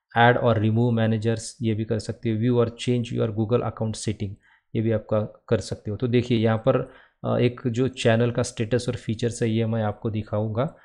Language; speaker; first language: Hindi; non-native, local second language; Marathi